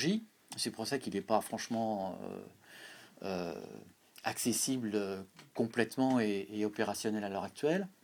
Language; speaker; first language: French; native; French